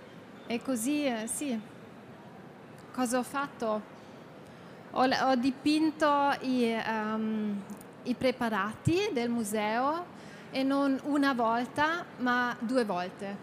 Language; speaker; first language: Italian; non-native, fluent; German